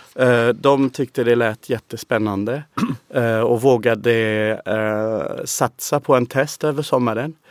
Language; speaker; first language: Swedish; non-native, fluent; English